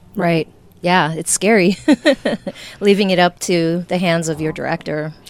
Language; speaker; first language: English; native; English